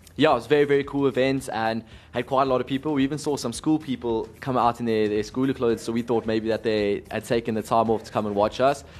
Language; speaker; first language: English; native; English